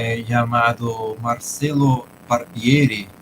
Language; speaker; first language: Spanish; non-native, fluent; Portuguese